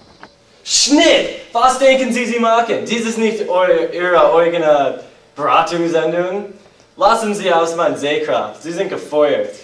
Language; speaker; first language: German; non-native, learner; English